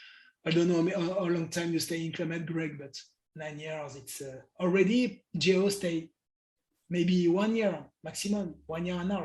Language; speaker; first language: English; non-native, learner; French